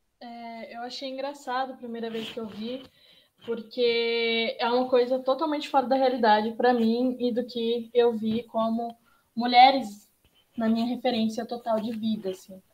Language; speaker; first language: Portuguese; native; Portuguese